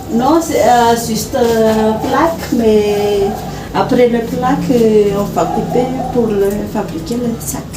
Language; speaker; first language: French; non-native, learner; Malagasy